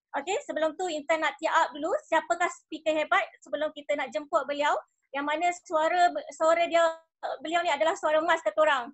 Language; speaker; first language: Malay; native; Malay